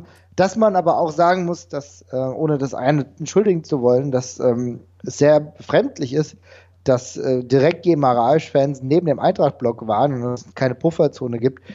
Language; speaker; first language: German; native; German